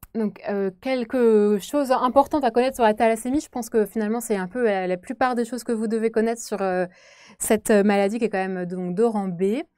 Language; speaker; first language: French; native; French